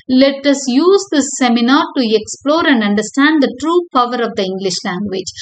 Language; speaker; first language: English; non-native, local second language; Tamil